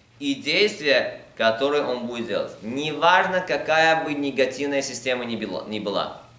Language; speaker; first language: Russian; early bilingual, heritage; Russian